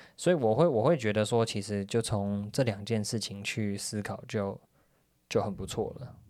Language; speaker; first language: Chinese; early bilingual, heritage; Chinese